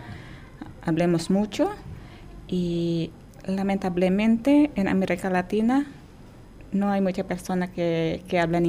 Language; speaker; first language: Spanish; non-native, fluent; Indonesian